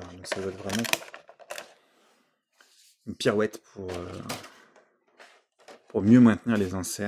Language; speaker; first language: French; native; French